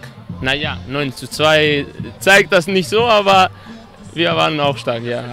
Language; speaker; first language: German; non-native, fluent; Greek